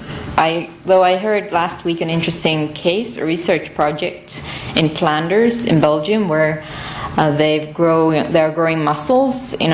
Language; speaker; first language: English; non-native, fluent; Finnish